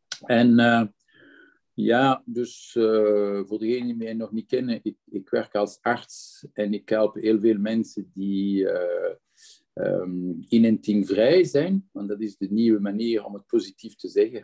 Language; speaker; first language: Dutch; non-native, local second language; French